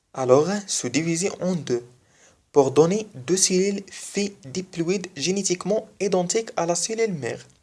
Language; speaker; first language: French; non-native, fluent; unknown